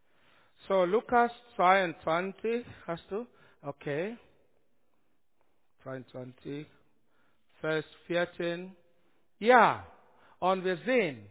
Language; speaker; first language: German; non-native, learner; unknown